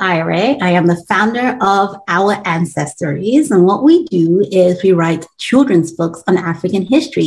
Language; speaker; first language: English; non-native, local second language; Bini